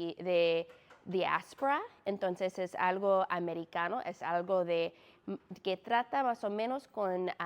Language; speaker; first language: Spanish; non-native, fluent; English